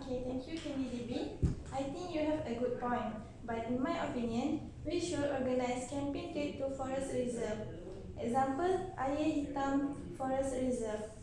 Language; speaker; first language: English; non-native, learner; Malay